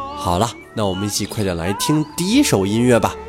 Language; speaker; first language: Chinese; native; Chinese